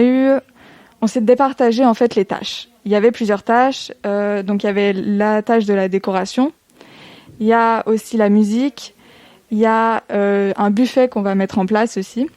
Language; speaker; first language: French; native; French